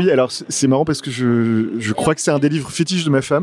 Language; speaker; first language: French; native; French